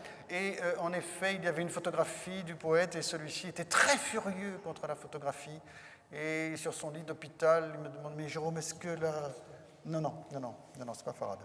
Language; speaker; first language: French; native; French